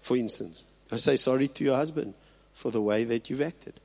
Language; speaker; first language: English; non-native, local second language; Afrikaans